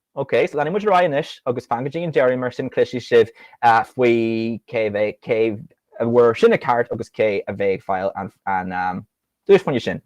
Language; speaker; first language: Irish; native; Irish